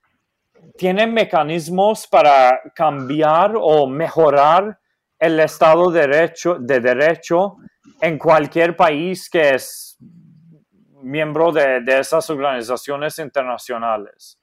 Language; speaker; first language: Spanish; non-native, fluent; Maltese